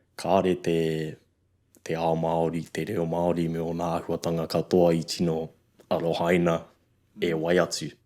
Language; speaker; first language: Māori; native; Māori